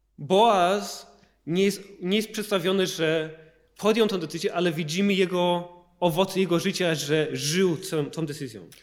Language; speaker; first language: Polish; early bilingual, heritage; Polish